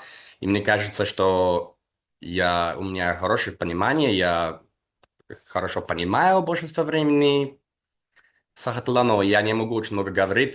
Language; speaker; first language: Russian; non-native, fluent; English